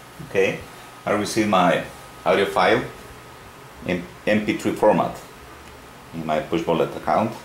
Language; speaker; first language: English; non-native, learner; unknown